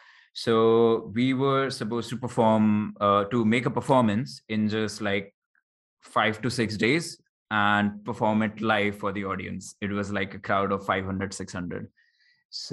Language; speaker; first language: English; non-native, local second language; Hindi